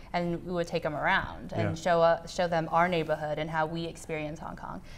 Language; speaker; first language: English; native; English